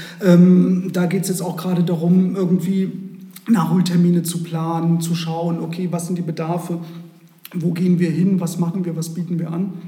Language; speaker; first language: German; native; German